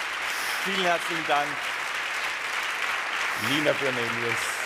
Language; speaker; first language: German; native; German